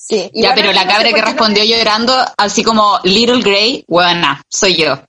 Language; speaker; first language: Spanish; native; Spanish